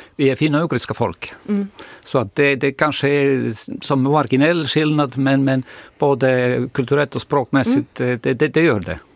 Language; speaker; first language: Swedish; non-native, fluent; Estonian